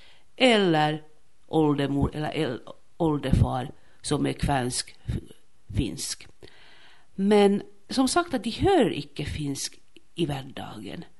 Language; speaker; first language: Swedish; non-native, local second language; Finnish